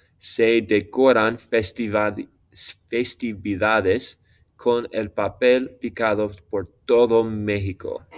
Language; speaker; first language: Spanish; non-native, fluent; English